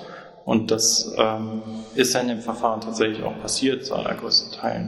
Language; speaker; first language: German; native; German